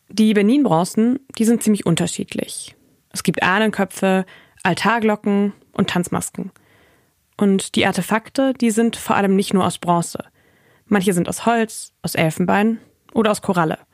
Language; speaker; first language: German; native; German